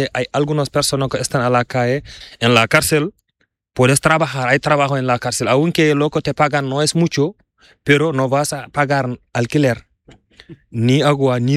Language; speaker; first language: Spanish; non-native, learner; Fula